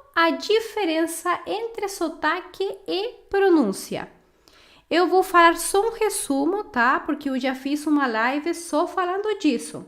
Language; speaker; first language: Portuguese; non-native, fluent; Spanish